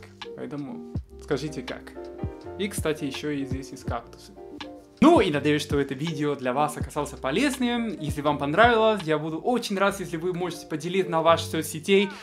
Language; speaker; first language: Russian; non-native, fluent; Spanish